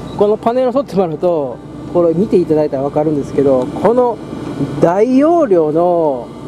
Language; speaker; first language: Japanese; native; Japanese